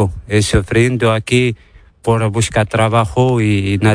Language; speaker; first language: Spanish; non-native, learner; Arabic